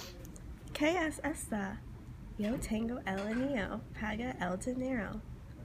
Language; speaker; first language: Spanish; non-native, learner; English